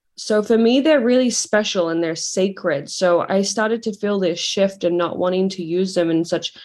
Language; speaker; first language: English; native; English